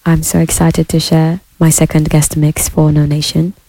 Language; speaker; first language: English; non-native, fluent; Japanese